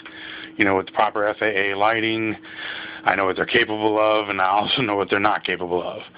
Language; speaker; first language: English; native; English